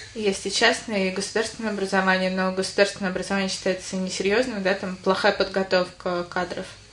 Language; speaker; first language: Russian; native; Russian